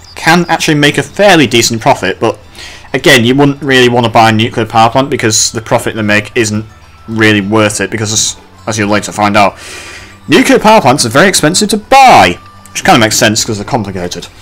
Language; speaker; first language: English; native; English